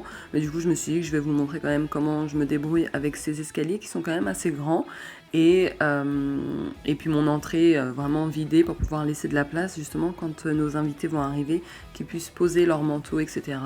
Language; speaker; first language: French; native; French